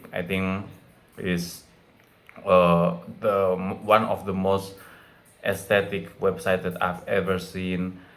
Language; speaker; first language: English; non-native, fluent; Indonesian